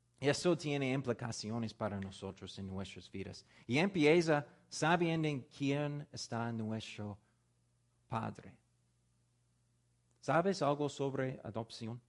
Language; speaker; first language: Spanish; non-native, fluent; English